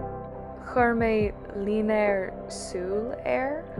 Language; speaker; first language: Irish; non-native, learner; English